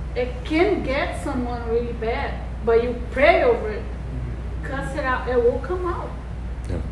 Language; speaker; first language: English; non-native, fluent; Portuguese